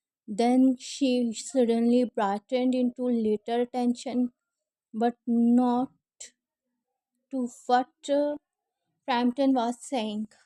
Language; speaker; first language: English; non-native, learner; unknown